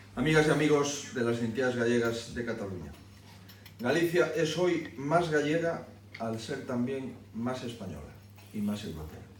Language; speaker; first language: Spanish; native; Spanish